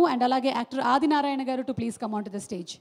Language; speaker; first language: Telugu; native; Telugu